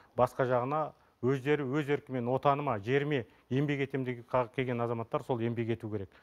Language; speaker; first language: Kazakh; native; Kazakh